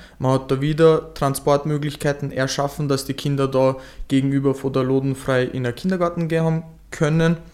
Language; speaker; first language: German; native; German